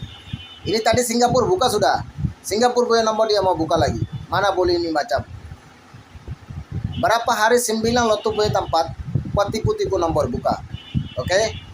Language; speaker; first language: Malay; non-native, fluent; Bangla